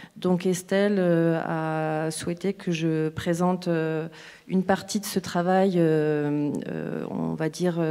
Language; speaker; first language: French; native; French